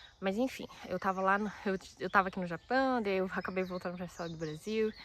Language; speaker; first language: Portuguese; early bilingual, other home language; Japanese